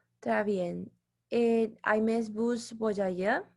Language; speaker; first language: French; non-native, learner; Spanish